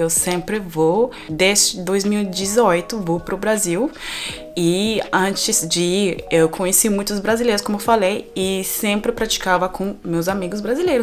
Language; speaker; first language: Portuguese; non-native, fluent; German